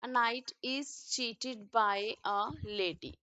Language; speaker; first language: English; non-native, local second language; Punjabi